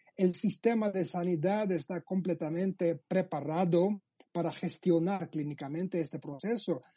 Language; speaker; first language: Spanish; non-native, fluent; Georgian